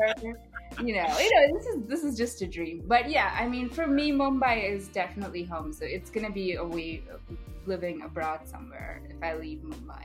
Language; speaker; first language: English; non-native, local second language; Bangla